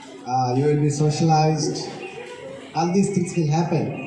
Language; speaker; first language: English; non-native, local second language; Telugu